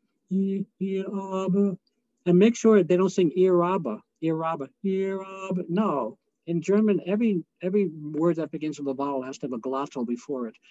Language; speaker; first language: English; native; English